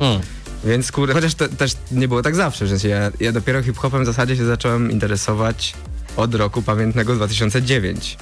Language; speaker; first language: Polish; native; Polish